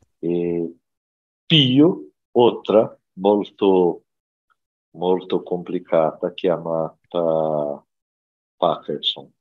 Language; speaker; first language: Italian; non-native, learner; Portuguese